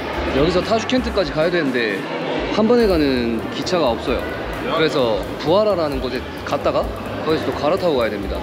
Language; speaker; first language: Korean; native; Korean